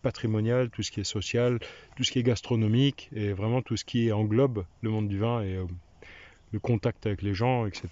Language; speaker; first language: French; native; French